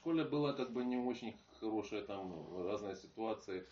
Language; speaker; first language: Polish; non-native, learner; Russian